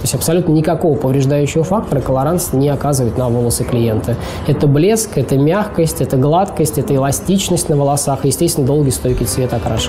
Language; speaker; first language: Russian; native; Russian